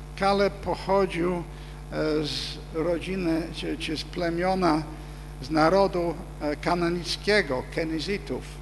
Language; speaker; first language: Polish; non-native, fluent; English